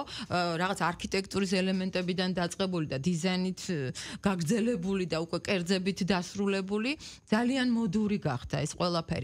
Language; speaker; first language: Georgian; non-native, fluent; Japanese